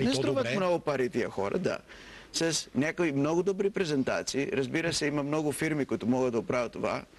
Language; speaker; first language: Bulgarian; non-native, fluent; Greek